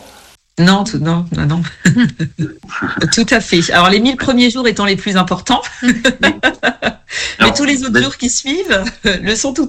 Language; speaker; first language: French; native; French